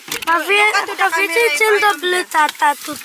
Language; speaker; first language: Polish; early bilingual, heritage; Polish